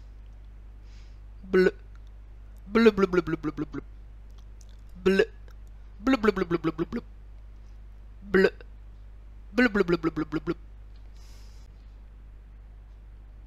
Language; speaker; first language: French; native; French